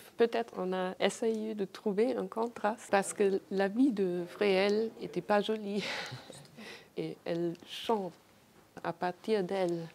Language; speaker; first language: French; non-native, fluent; German